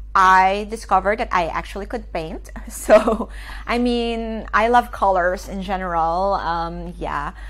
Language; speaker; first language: English; non-native, local second language; Filipino